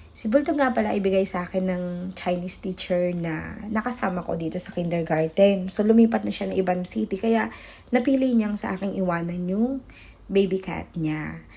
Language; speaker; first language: Filipino; native; Filipino